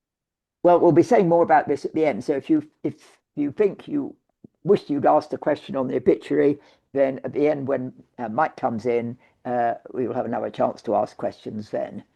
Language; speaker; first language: English; native; English